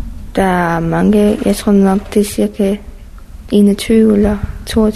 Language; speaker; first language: Danish; non-native, learner; Persian